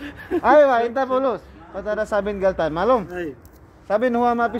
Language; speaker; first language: Arabic; non-native, learner; Cebuano